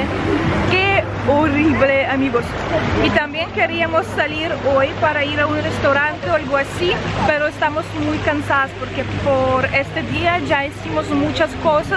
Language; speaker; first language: Spanish; non-native, fluent; Russian